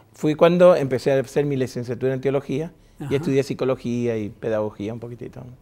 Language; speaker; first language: Spanish; native; Spanish